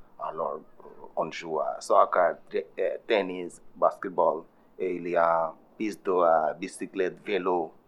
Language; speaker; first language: French; non-native, learner; Bangla